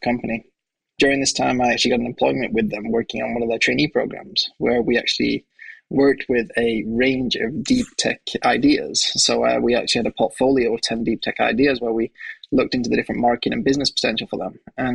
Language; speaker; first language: English; native; English